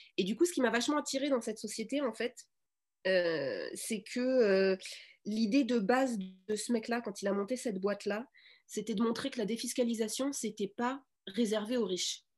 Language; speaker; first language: French; native; French